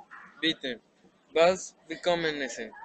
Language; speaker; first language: German; non-native, learner; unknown